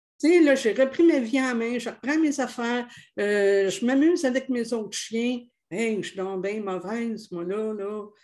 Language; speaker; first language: French; native; French